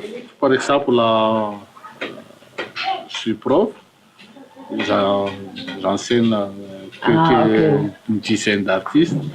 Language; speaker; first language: French; non-native, local second language; Malagasy